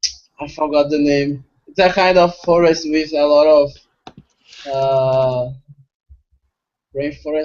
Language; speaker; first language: English; non-native, fluent; Portuguese